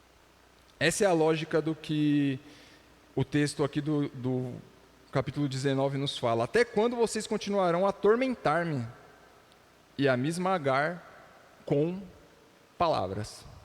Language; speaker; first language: Portuguese; native; Portuguese